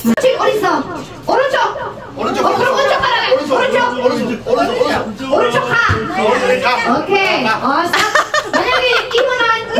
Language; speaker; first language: Korean; non-native, learner; Filipino